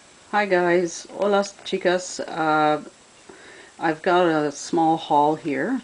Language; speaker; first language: English; native; English